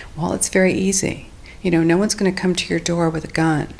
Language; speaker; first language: English; native; English